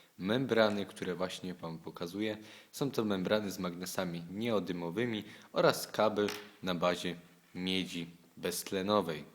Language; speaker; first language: Polish; native; Polish